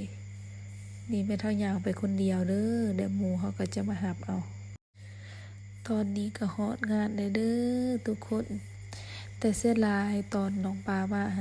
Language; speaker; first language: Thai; non-native, local second language; Northeastern Thai